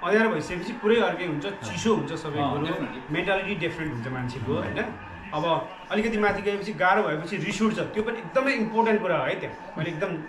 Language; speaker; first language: Nepali; native; Nepali